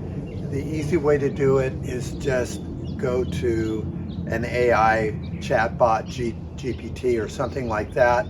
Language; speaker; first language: English; native; English